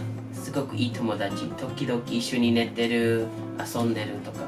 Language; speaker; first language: Japanese; non-native, learner; English